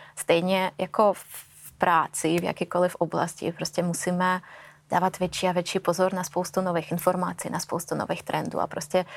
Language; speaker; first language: Czech; non-native, fluent; Russian